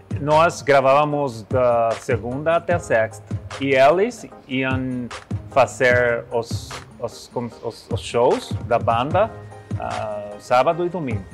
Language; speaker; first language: Portuguese; non-native, learner; Spanish